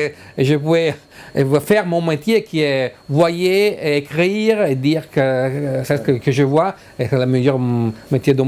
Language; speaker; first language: French; non-native, learner; Italian